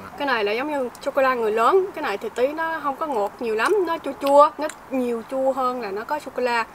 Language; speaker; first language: Vietnamese; early bilingual, heritage; Vietnamese